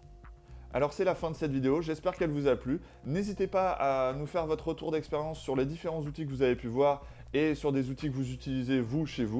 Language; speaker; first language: French; native; French